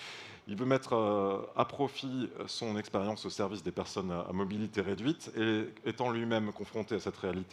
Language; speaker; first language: French; native; French